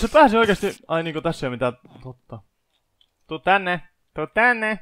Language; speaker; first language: Finnish; native; Finnish